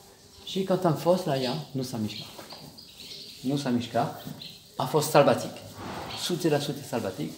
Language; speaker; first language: Romanian; non-native, learner; French